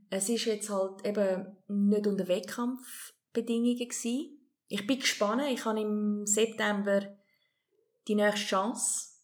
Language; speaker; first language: German; early bilingual, heritage; German